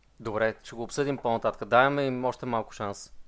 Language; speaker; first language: Bulgarian; native; Bulgarian